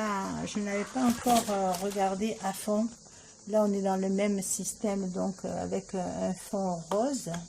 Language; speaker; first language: French; native; French